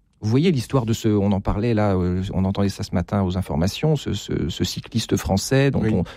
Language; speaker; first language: French; native; French